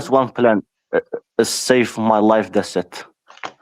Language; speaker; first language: English; non-native, learner; Persian